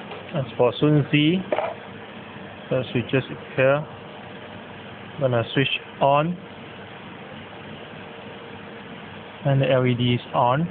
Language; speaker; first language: English; non-native, local second language; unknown